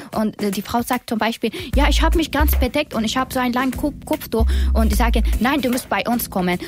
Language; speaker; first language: German; non-native, learner; Persian